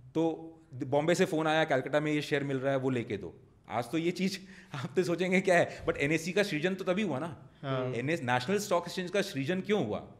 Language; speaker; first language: Hindi; non-native, local second language; Marwari